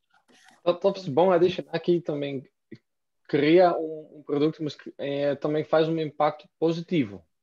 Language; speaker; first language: Portuguese; non-native, fluent; Dutch